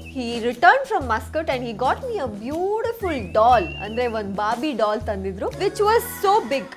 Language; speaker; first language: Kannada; non-native, local second language; Kodava